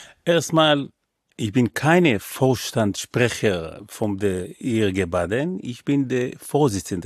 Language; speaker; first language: German; non-native, fluent; Hebrew